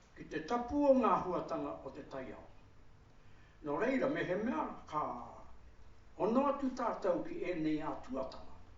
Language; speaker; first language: Māori; native; Māori